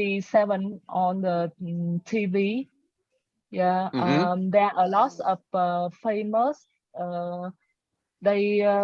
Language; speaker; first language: English; non-native, learner; Vietnamese